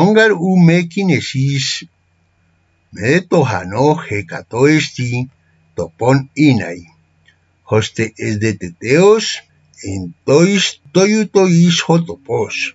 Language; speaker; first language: Greek; non-native, fluent; Spanish